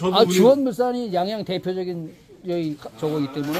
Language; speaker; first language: Korean; native; Korean